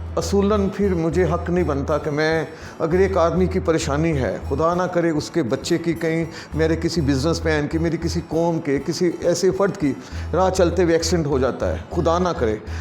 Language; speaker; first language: Hindi; non-native, local second language; Punjabi